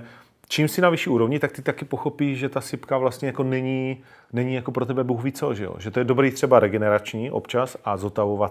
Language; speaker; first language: Czech; native; Czech